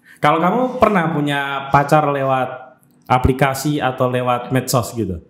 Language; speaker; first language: Indonesian; native; Indonesian